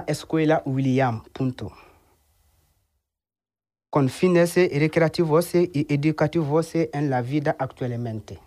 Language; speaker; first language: Spanish; non-native, learner; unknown